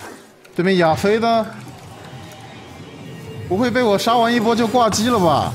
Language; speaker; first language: Chinese; native; Chinese